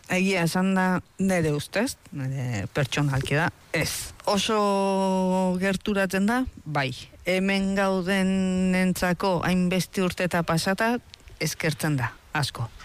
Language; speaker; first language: Basque; early bilingual, heritage; Spanish